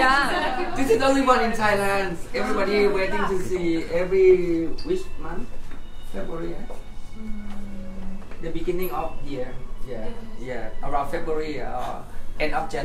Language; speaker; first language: English; non-native, learner; Thai